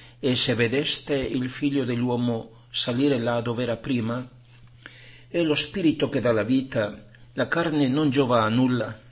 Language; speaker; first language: Italian; non-native, fluent; Spanish